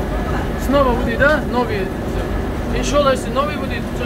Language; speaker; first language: Russian; non-native, local second language; Tajik